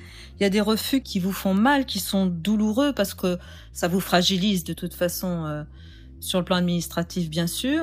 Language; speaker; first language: French; native; French